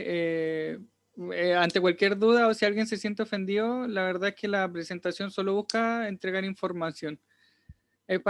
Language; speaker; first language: Spanish; native; Spanish